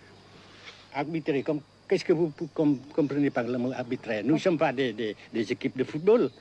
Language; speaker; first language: French; non-native, fluent; Vietnamese